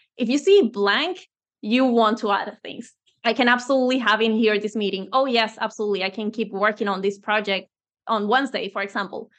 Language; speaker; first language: English; non-native, fluent; Spanish